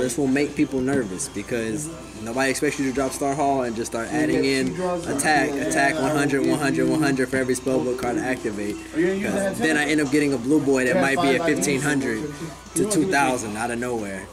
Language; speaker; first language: English; native; English